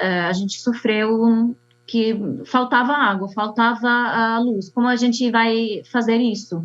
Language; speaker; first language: Portuguese; non-native, fluent; Arabic